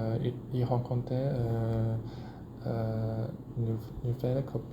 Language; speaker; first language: French; non-native, learner; Chinese